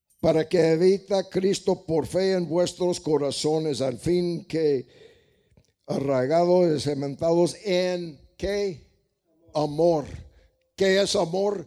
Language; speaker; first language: Spanish; non-native, fluent; English